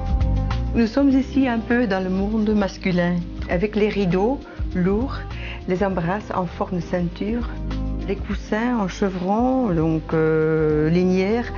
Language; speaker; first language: French; non-native, local second language; Dutch